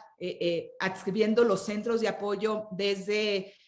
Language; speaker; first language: Spanish; native; Spanish